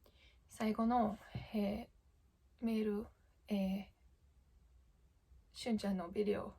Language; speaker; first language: Japanese; non-native, fluent; English